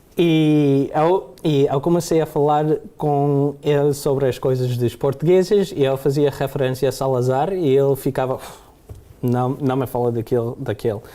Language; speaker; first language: Portuguese; early bilingual, heritage; Portuguese